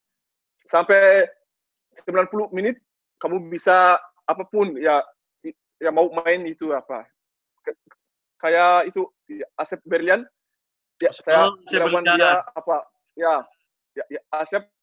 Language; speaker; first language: Indonesian; non-native, learner; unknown